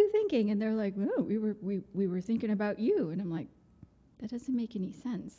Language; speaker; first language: English; non-native, local second language; Gujarati